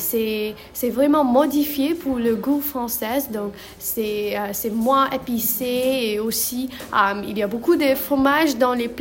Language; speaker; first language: French; non-native, fluent; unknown